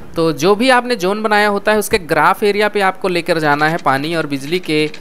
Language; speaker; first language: Hindi; native; Hindi